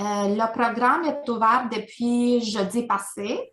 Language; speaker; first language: French; non-native, fluent; Ukrainian